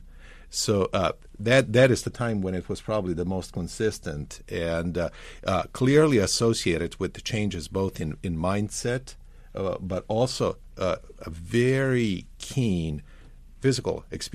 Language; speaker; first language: English; non-native, fluent; Serbian